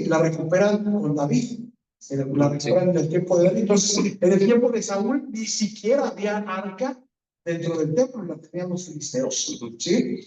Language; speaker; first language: Spanish; native; Spanish